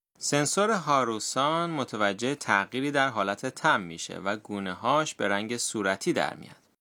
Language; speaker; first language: Persian; native; Persian